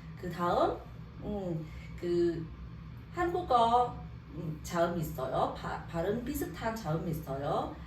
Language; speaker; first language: Korean; non-native, learner; Vietnamese